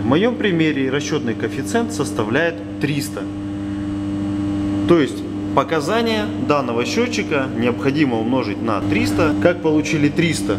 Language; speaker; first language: Russian; native; Russian